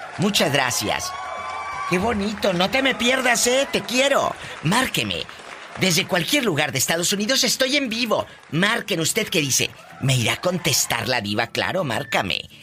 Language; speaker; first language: Spanish; native; Spanish